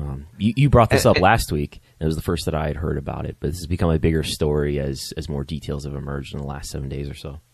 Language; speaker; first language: English; native; English